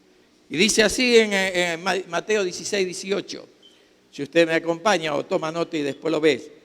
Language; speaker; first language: Spanish; native; Spanish